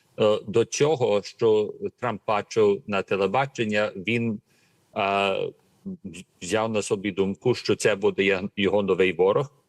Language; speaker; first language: Ukrainian; early bilingual, heritage; Ukrainian